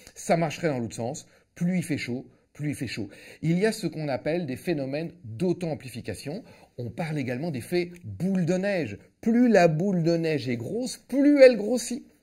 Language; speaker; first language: French; native; French